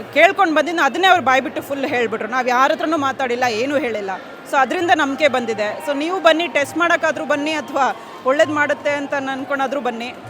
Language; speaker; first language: Kannada; native; Kannada